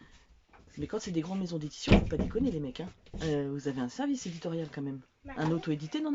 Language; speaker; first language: French; native; French